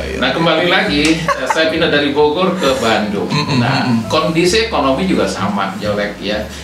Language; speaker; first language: Indonesian; non-native, local second language; Batak Toba